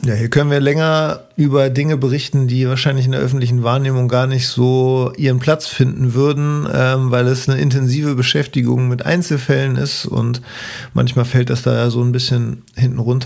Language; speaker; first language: German; native; German